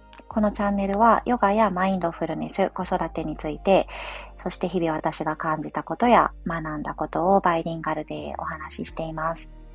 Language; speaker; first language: Japanese; native; Japanese